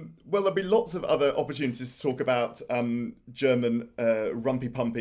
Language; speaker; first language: English; native; English